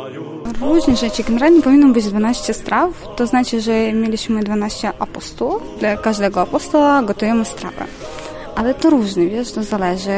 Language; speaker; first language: Polish; non-native, fluent; Ukrainian